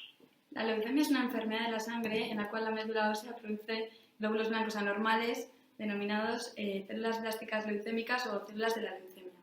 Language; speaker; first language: Spanish; native; Spanish